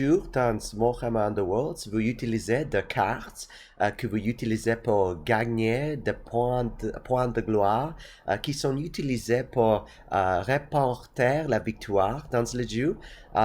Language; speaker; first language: French; non-native, learner; English